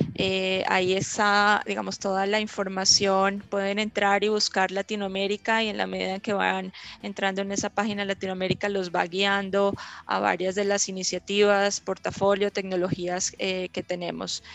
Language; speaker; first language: Spanish; native; Spanish